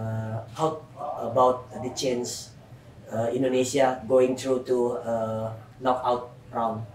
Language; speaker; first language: English; non-native, learner; Indonesian